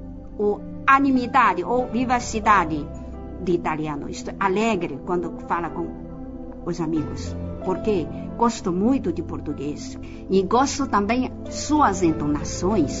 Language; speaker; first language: Portuguese; non-native, fluent; Chinese